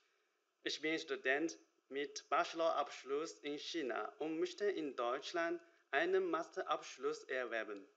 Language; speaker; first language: German; non-native, learner; Chinese